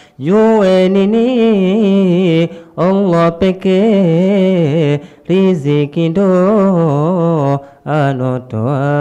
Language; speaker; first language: Swahili; native; Swahili